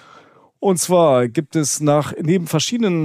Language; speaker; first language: German; native; German